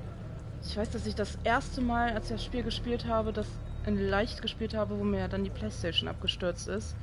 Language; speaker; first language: German; native; German